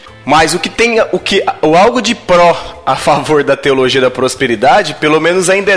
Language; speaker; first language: Portuguese; native; Portuguese